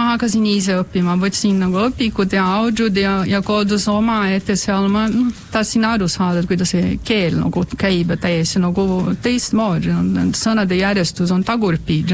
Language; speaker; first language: Estonian; non-native, fluent; Portuguese